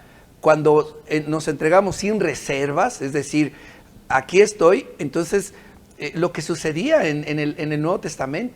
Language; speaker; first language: Spanish; native; Spanish